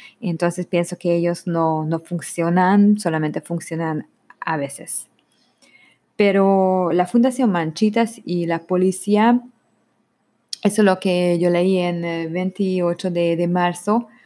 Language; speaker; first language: Spanish; non-native, learner; Hungarian